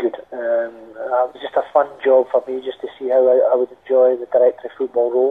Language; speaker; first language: English; native; English